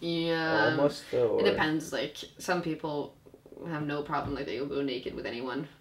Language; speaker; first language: English; non-native, fluent; Finnish